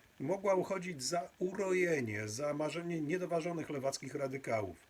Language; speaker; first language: Polish; native; Polish